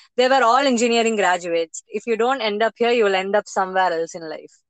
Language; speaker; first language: English; non-native, local second language; Tamil